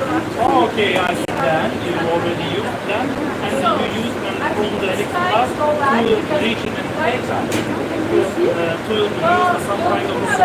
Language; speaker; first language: English; non-native, fluent; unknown